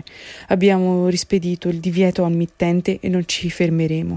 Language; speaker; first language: Italian; native; Italian